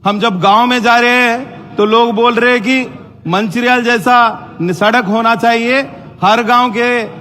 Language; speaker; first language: Hindi; non-native, local second language; Telugu